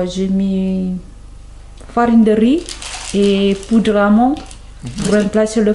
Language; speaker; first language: French; non-native, learner; Indonesian